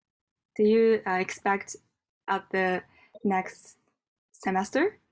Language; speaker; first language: English; non-native, learner; Japanese